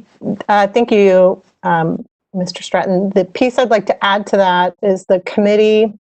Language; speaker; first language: English; native; English